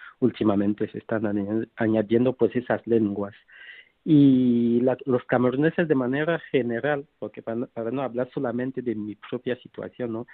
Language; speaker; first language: Spanish; non-native, fluent; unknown